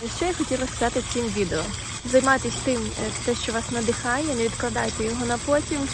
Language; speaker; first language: Ukrainian; non-native, local second language; Russian